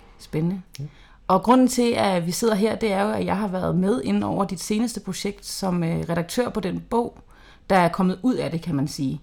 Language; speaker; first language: Danish; native; Danish